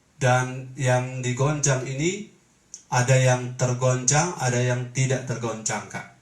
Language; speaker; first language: Indonesian; native; Indonesian